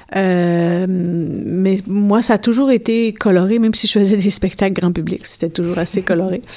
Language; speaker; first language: French; native; French